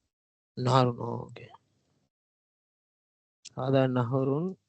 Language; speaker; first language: Arabic; non-native, learner; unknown